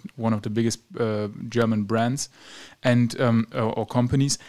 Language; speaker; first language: English; non-native, fluent; German